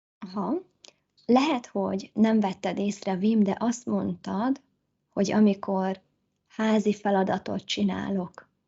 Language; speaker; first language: Hungarian; native; Hungarian